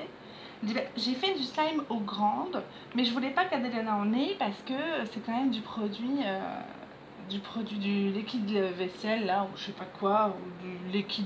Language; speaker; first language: French; native; French